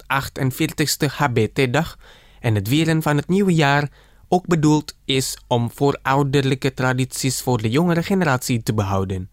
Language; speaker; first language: Dutch; non-native, fluent; Indonesian